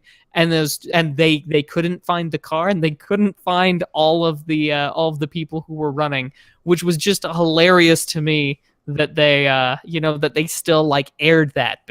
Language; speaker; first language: English; native; English